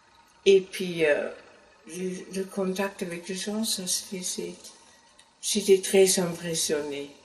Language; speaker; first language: French; non-native, learner; German